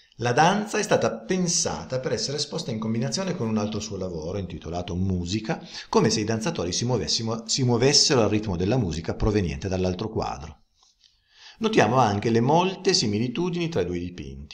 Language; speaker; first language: Italian; native; Italian